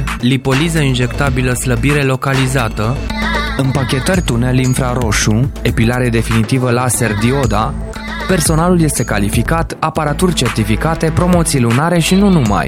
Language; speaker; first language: Romanian; native; Romanian